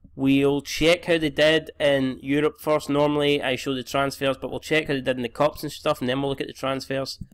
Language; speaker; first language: English; native; English